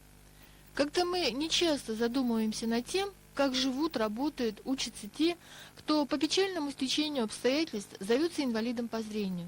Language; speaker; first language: Russian; native; Russian